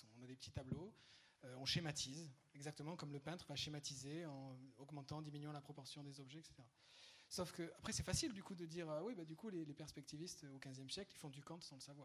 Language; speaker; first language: French; native; French